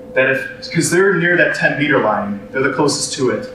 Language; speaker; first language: English; native; English